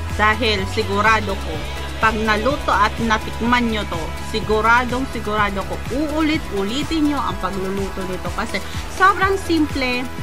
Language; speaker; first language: Filipino; non-native, local second language; Bikol